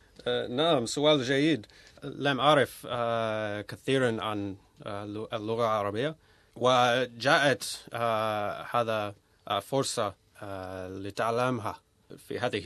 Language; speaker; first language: Arabic; non-native, learner; English